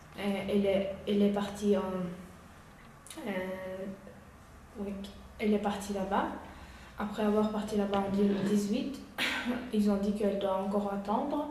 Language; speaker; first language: French; non-native, learner; Uyghur